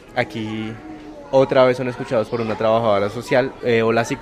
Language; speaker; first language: Spanish; native; Spanish